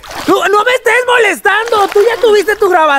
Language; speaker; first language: Spanish; native; Spanish